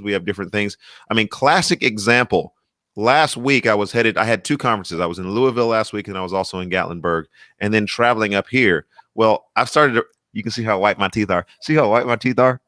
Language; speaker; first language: English; native; English